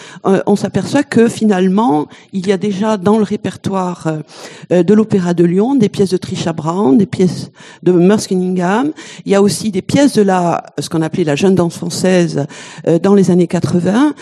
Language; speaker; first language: French; native; French